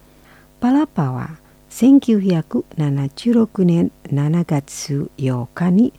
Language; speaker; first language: Japanese; non-native, fluent; Indonesian